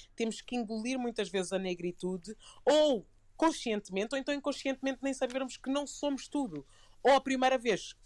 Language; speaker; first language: Portuguese; native; Portuguese